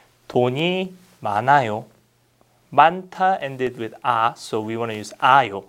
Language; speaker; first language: Korean; non-native, fluent; English